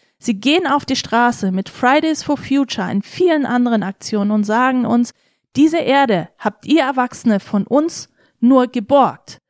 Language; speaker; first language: German; early bilingual, other home language; Turkish